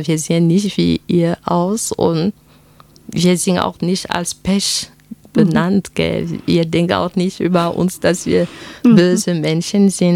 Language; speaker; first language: German; non-native, fluent; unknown